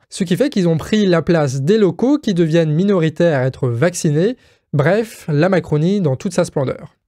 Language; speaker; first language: French; native; French